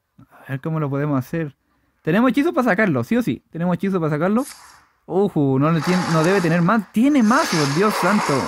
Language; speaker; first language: Spanish; native; Spanish